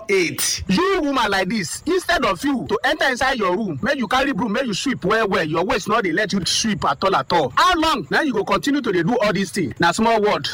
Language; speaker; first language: Nigerian Pidgin; non-native, local second language; Yoruba